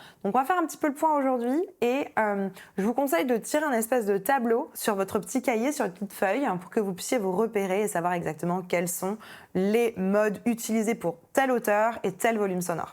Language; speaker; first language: French; native; French